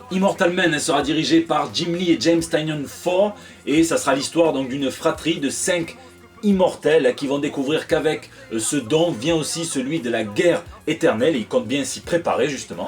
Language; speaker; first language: French; native; French